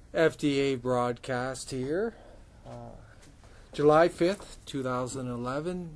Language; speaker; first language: English; native; English